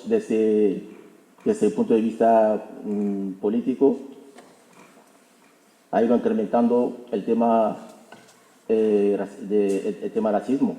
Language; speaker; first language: Spanish; non-native, fluent; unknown